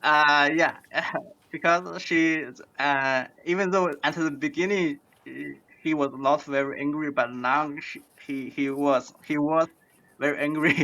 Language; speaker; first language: English; non-native, learner; Chinese